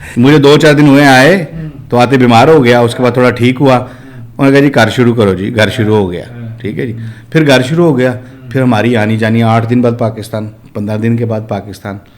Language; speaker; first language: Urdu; non-native, local second language; Punjabi